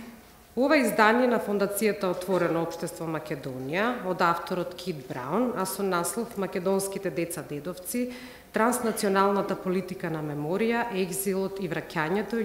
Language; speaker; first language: Macedonian; native; Macedonian